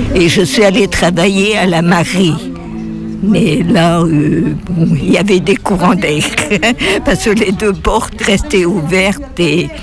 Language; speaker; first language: French; native; French